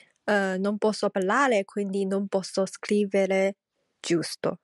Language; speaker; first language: Italian; non-native, learner; Chinese